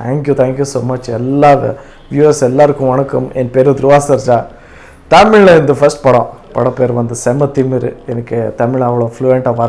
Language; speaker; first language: Tamil; non-native, learner; Kannada